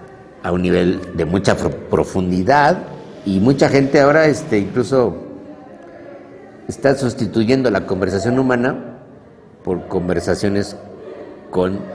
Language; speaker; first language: Spanish; native; Spanish